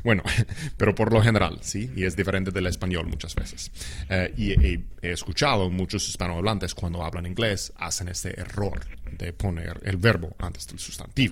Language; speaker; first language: Spanish; non-native, fluent; English